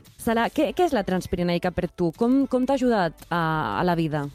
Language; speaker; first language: Catalan; native; Catalan